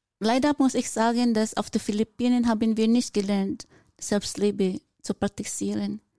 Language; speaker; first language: German; non-native, fluent; Filipino